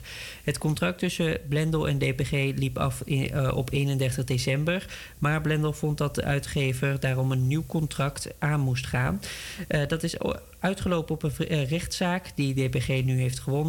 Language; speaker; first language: Dutch; native; Dutch